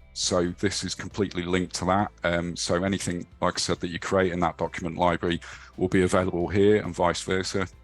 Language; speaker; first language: English; native; English